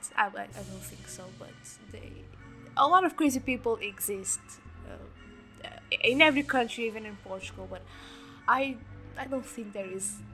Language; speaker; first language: English; non-native, fluent; Portuguese